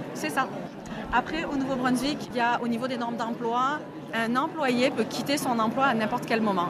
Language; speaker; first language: French; native; French